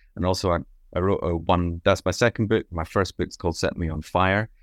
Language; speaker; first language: English; native; English